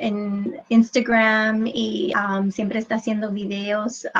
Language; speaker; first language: Spanish; early bilingual, heritage; English